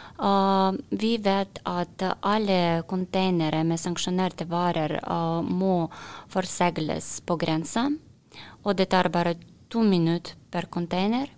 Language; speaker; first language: Norwegian; non-native, learner; Russian